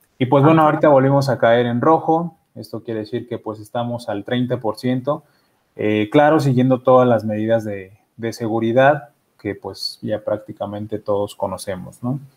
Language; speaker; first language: Spanish; native; Spanish